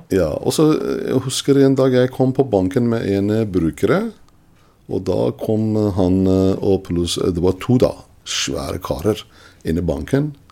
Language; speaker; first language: Norwegian; non-native, fluent; Persian